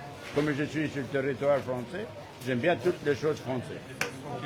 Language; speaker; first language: French; non-native, learner; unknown